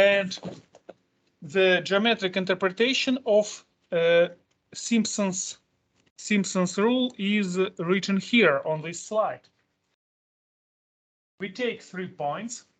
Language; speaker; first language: English; non-native, fluent; Russian